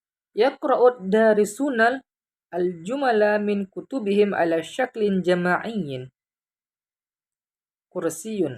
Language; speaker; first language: Arabic; non-native, fluent; Indonesian